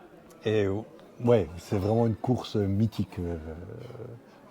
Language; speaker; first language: French; native; French